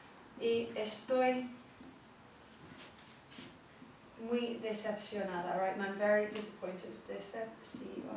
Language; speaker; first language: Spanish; non-native, fluent; English